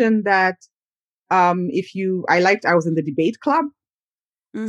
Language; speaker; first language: English; non-native, local second language; Ganda